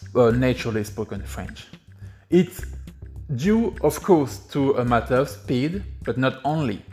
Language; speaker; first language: English; non-native, fluent; French